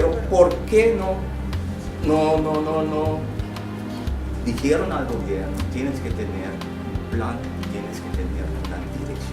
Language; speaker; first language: Spanish; non-native, fluent; Papiamento